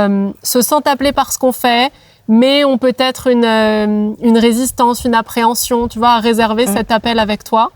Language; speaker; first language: French; native; French